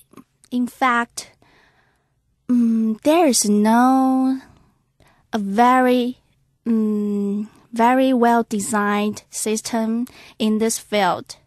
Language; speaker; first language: English; non-native, learner; Chinese